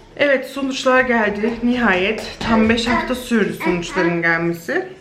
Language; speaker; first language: Turkish; early bilingual, heritage; Turkish